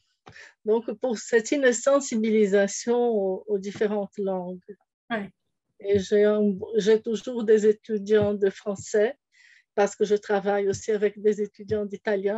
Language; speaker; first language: French; non-native, fluent; Portuguese